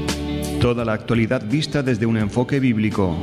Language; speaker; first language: Spanish; native; Spanish